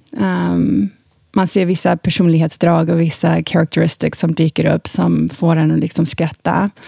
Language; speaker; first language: Swedish; early bilingual, heritage; Swedish